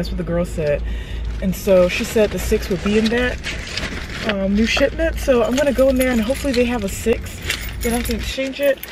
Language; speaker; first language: English; native; English